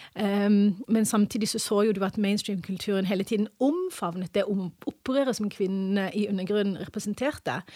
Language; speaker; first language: Norwegian; early bilingual, other home language; English